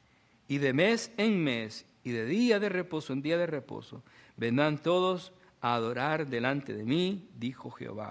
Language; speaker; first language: Spanish; native; Spanish